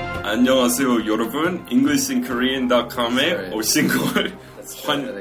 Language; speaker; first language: Korean; non-native, fluent; English